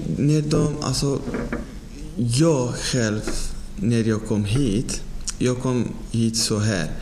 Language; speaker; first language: Swedish; non-native, fluent; Persian